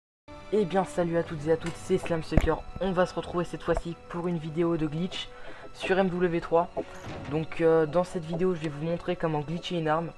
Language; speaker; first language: French; native; French